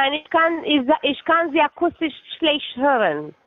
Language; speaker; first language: German; non-native, fluent; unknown